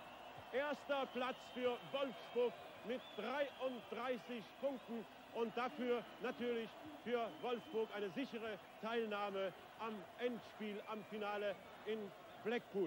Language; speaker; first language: German; native; German